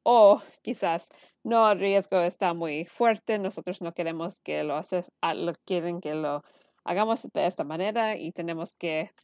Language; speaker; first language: Spanish; early bilingual, heritage; Spanish